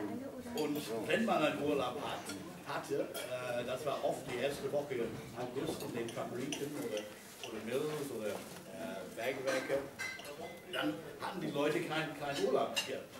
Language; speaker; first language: German; non-native, fluent; English